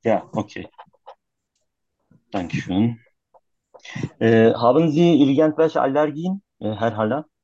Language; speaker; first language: German; non-native, learner; Turkish